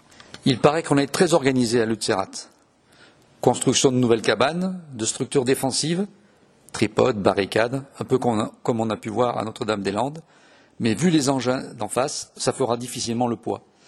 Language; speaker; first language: French; native; French